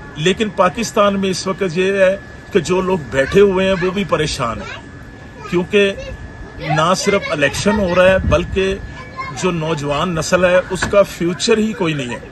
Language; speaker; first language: Urdu; native; Urdu